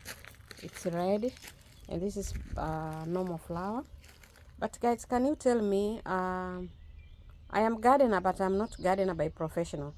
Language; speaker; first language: English; non-native, learner; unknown